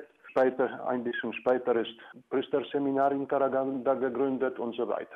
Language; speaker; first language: German; non-native, fluent; Polish